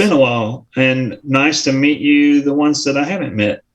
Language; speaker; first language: English; native; English